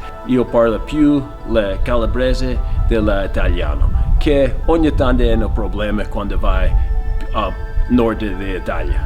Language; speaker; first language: Italian; early bilingual, heritage; Italian